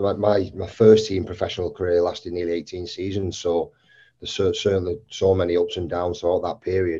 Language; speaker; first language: English; native; English